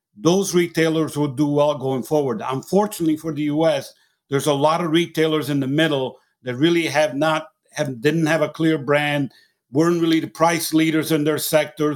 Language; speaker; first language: English; non-native, fluent; Italian